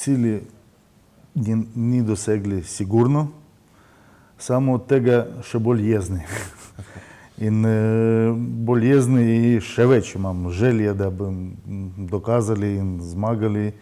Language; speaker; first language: Slovenian; non-native, learner; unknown